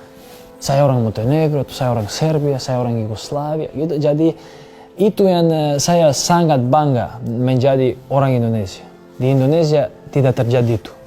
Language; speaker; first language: Indonesian; non-native, fluent; Serbian